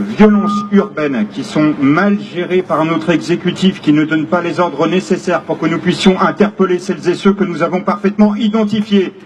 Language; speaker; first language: French; native; French